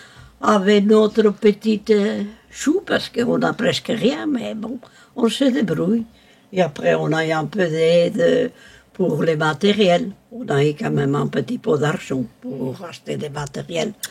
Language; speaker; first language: French; non-native, local second language; Spanish